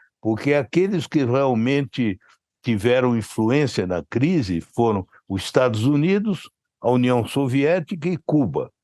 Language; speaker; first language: Portuguese; native; Portuguese